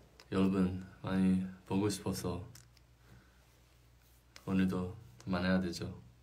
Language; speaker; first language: Korean; non-native, fluent; Chinese